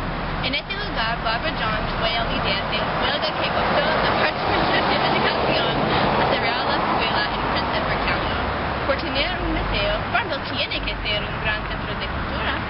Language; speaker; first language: Spanish; non-native, learner; English